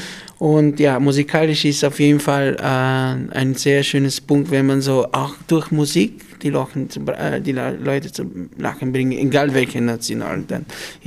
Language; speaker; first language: German; non-native, fluent; Bulgarian